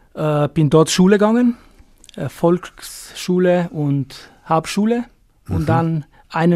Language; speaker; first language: German; non-native, fluent; Albanian